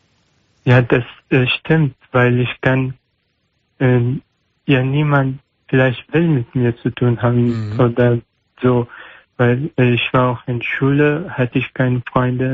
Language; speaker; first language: German; non-native, learner; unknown